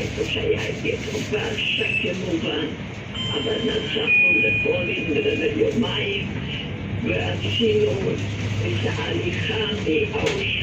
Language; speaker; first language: Hebrew; non-native, fluent; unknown